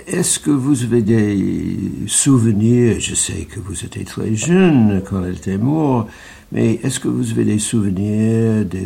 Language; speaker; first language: French; non-native, learner; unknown